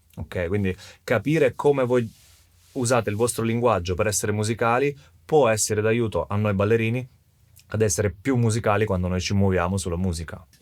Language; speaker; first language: Italian; native; Italian